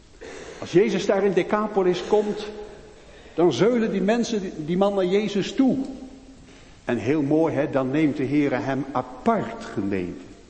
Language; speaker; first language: Dutch; native; Dutch